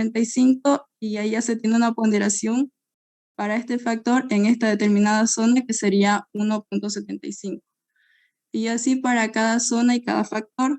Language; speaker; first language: Spanish; native; Spanish